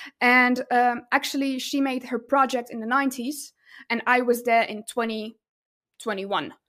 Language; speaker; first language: English; non-native, fluent; Russian